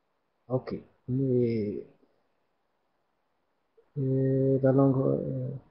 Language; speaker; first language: French; non-native, learner; Arabic